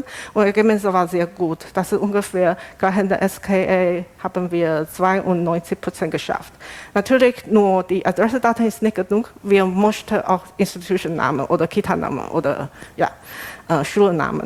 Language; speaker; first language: German; non-native, learner; Chinese